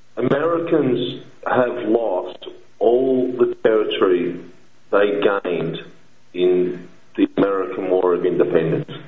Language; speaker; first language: English; native; English